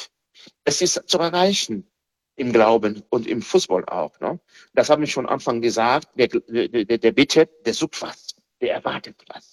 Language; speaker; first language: German; non-native, fluent; Haitian Creole